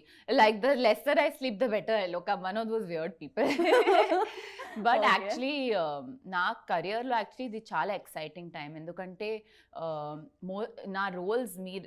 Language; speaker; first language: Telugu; non-native, learner; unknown